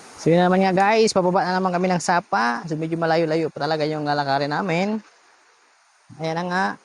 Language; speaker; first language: Filipino; non-native, local second language; Bikol